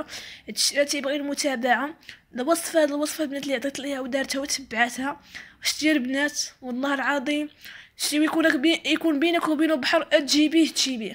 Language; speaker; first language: Arabic; native; Arabic